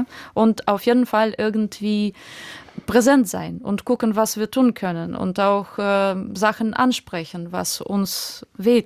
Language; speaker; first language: German; non-native, fluent; Russian